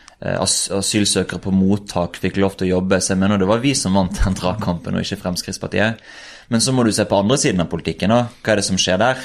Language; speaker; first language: Norwegian; native; Norwegian